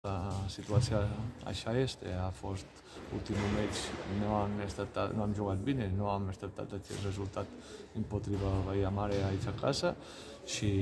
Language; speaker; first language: Romanian; non-native, learner; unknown